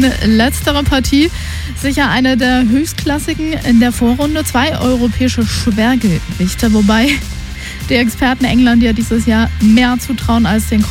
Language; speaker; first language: German; native; German